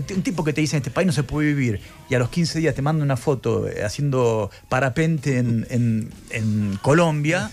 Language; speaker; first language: Spanish; native; Spanish